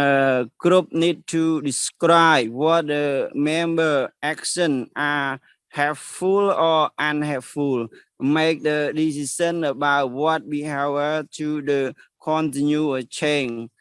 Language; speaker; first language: English; non-native, learner; Khmer